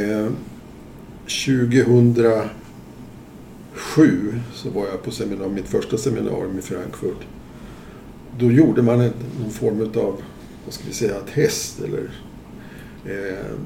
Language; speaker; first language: Swedish; native; Swedish